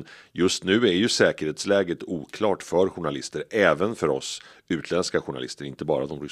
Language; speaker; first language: Swedish; native; Swedish